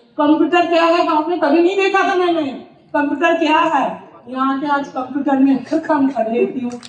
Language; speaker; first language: Hindi; non-native, local second language; Bangla